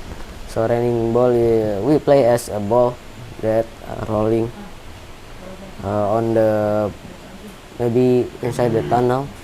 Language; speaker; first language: English; non-native, learner; Indonesian